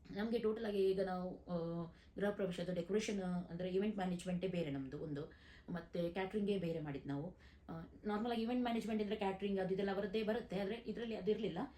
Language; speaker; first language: Kannada; non-native, local second language; Konkani